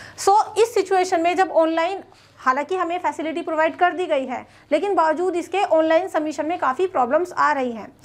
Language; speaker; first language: Hindi; native; Hindi